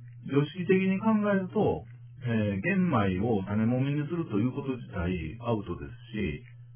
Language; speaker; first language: Japanese; native; Japanese